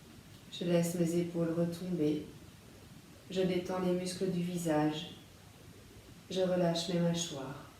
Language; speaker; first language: French; native; French